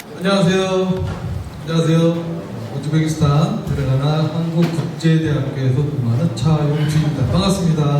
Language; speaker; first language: Korean; native; Korean